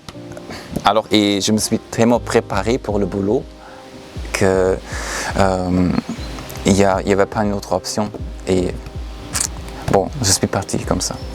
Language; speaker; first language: French; non-native, fluent; German